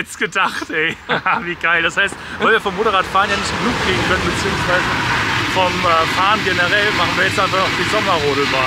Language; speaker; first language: German; native; German